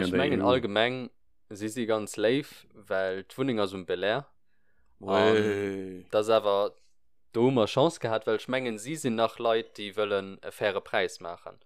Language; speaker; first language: Luxembourgish; early bilingual, other home language; English